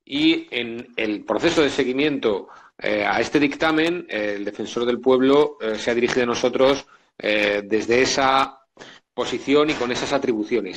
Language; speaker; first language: Spanish; native; Spanish